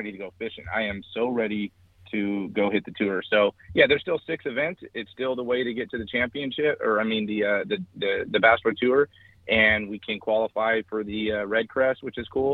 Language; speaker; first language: English; native; English